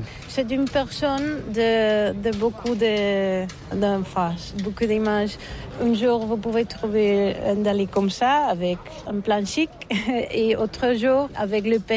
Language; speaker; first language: French; non-native, learner; Catalan